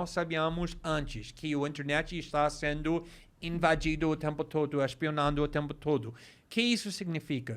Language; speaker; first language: Portuguese; non-native, fluent; English